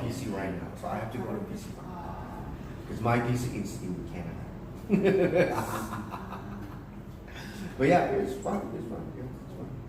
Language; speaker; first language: English; early bilingual, other home language; Korean